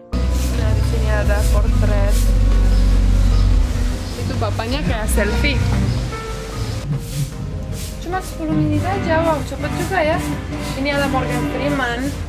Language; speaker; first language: Indonesian; non-native, learner; Romanian